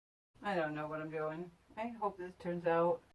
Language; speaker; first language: English; native; English